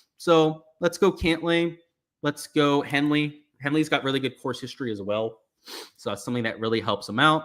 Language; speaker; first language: English; native; English